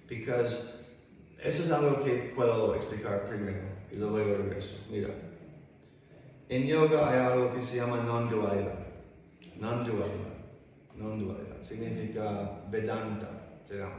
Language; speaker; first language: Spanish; non-native, fluent; English